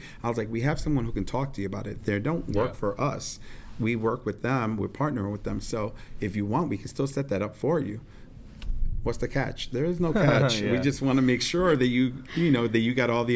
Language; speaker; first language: English; native; English